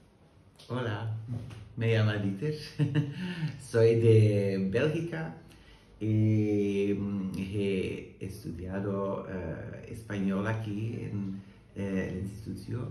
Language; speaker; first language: Spanish; non-native, learner; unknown